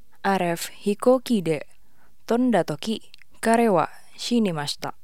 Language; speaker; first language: Japanese; non-native, fluent; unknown